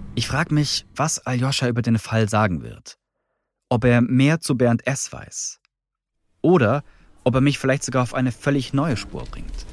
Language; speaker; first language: German; native; German